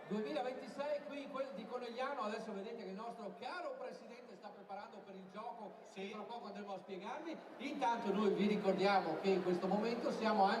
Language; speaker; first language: Italian; native; Italian